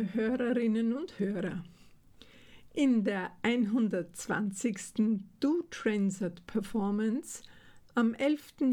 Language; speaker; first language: German; native; German